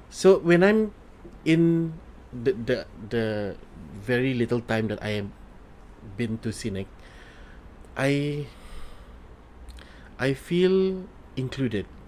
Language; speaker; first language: English; non-native, local second language; Malay